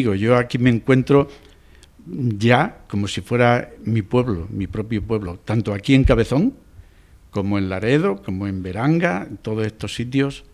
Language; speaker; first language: Spanish; native; Spanish